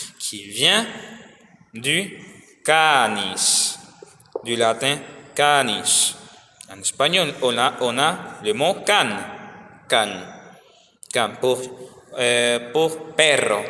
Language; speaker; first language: French; non-native, learner; Spanish